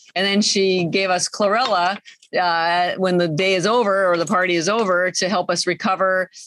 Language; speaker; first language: English; native; English